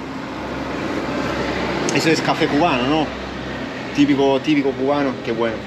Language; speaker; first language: Spanish; non-native, learner; Italian